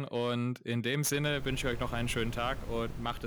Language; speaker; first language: German; native; German